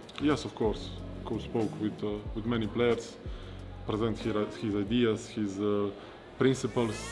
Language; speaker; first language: English; non-native, fluent; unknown